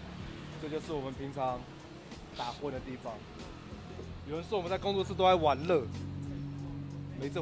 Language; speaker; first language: Chinese; native; Chinese